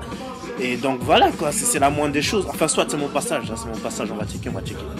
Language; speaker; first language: French; native; French